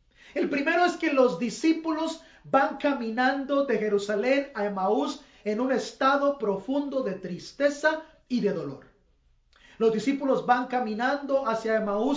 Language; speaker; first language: Spanish; native; Spanish